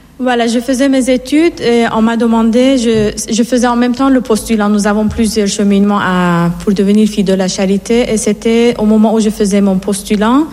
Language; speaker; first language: French; non-native, fluent; Persian